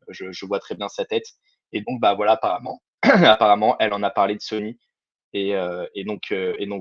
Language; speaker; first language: French; native; French